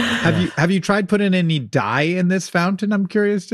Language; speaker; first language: English; native; English